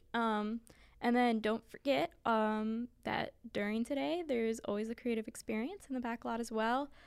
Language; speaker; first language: English; native; English